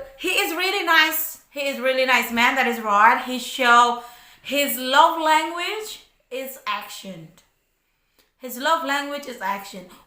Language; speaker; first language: English; non-native, learner; Indonesian